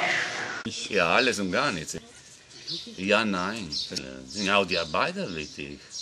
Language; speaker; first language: German; non-native, learner; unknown